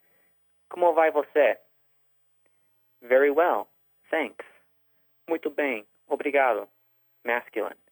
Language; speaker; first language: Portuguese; non-native, fluent; English